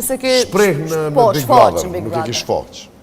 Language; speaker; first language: Albanian; native; Albanian